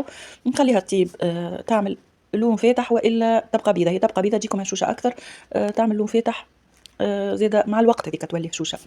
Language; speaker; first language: Arabic; native; Arabic